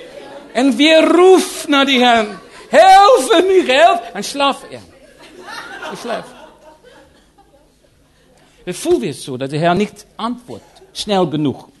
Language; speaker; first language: German; non-native, learner; English